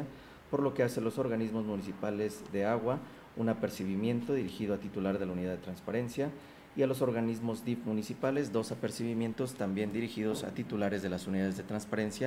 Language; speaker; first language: Spanish; native; Spanish